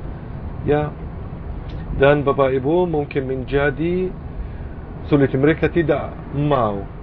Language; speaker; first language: Indonesian; non-native, fluent; Arabic